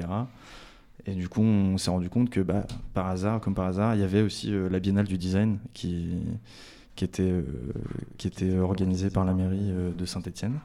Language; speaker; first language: French; native; French